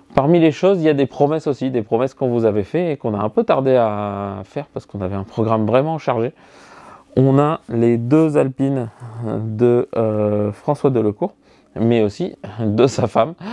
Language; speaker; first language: French; native; French